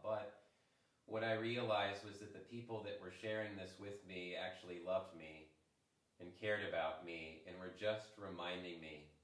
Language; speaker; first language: English; native; English